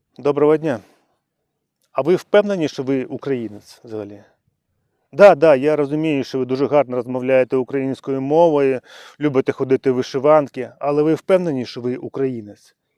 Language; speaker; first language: Ukrainian; non-native, local second language; Russian